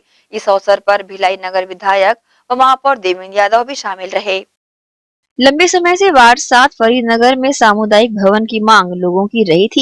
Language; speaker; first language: Hindi; native; Hindi